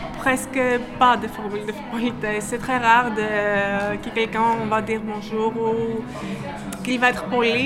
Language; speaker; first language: French; non-native, fluent; Greek